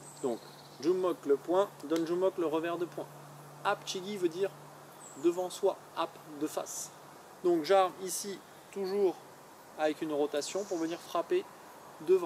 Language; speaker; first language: French; native; French